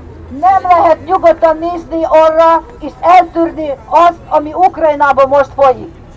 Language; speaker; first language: Hungarian; non-native, fluent; Ukrainian